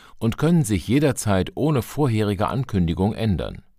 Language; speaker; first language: German; native; German